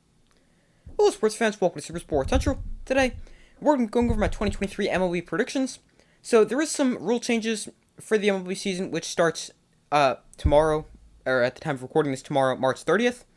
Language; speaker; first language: English; native; English